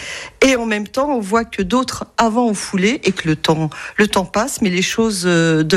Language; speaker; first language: French; native; French